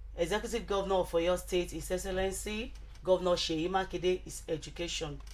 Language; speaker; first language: English; non-native, local second language; Yoruba